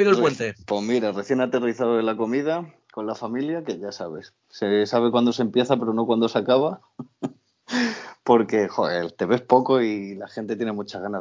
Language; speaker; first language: Spanish; native; Spanish